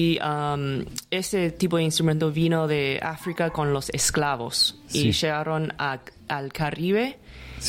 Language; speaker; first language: Spanish; non-native, learner; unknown